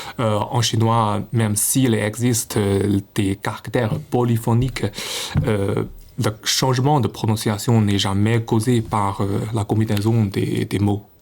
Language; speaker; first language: French; non-native, fluent; Chinese